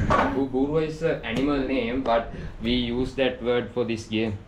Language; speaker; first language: English; non-native, learner; Sinhala